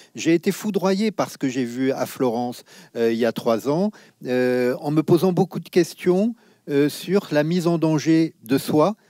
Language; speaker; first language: French; native; French